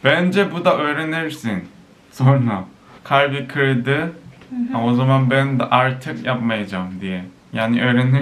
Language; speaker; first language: Turkish; non-native, fluent; Korean